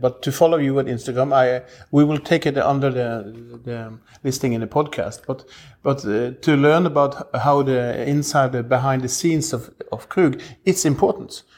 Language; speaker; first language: English; non-native, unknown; Norwegian